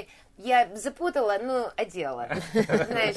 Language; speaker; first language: Russian; early bilingual, heritage; Russian